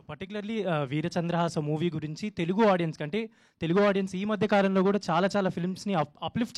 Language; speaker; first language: Telugu; native; Telugu